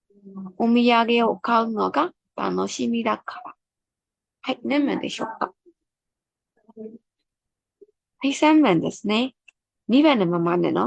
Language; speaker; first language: Japanese; non-native, fluent; Burmese